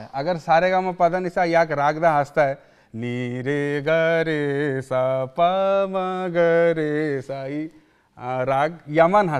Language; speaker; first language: Persian; non-native, learner; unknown